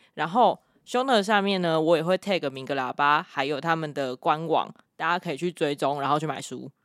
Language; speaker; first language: Chinese; native; Chinese